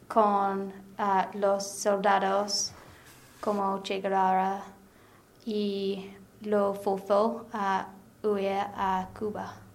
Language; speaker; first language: Spanish; non-native, learner; English